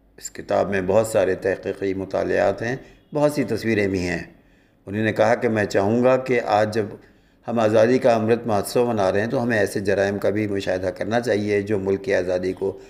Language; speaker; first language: Urdu; native; Urdu